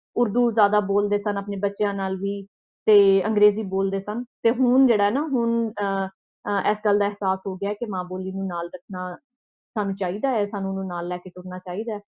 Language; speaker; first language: Punjabi; native; Punjabi